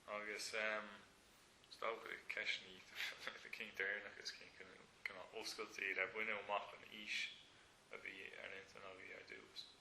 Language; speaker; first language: Irish; non-native, local second language; English